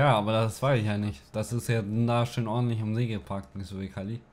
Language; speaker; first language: German; native; German